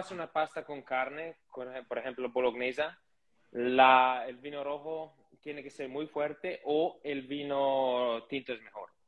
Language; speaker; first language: Spanish; non-native, fluent; Italian